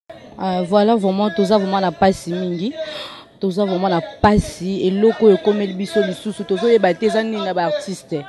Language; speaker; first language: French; non-native, local second language; Lingala